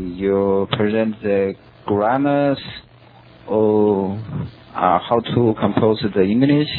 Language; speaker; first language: English; non-native, learner; Chinese